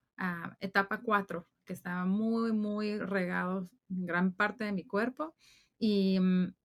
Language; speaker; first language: Spanish; native; Spanish